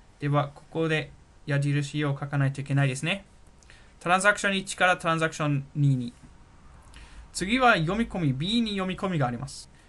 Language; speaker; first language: Japanese; non-native, fluent; German